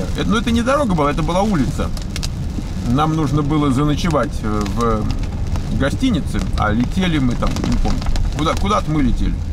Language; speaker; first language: Russian; native; Russian